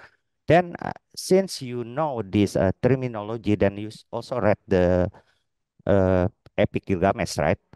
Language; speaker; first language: English; non-native, learner; Indonesian